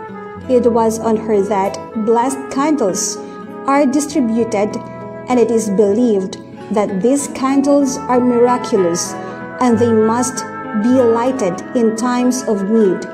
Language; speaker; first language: English; non-native, local second language; Filipino